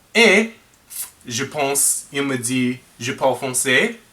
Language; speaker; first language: French; non-native, learner; English